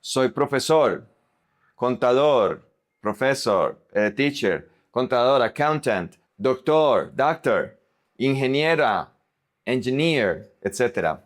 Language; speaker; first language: Spanish; non-native, fluent; English